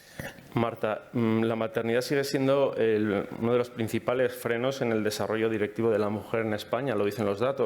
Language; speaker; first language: Spanish; native; Spanish